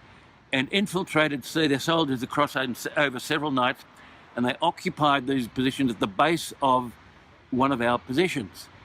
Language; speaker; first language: English; native; English